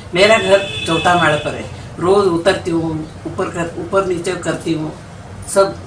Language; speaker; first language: Hindi; non-native, local second language; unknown